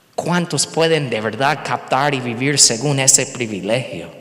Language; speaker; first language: Spanish; non-native, fluent; English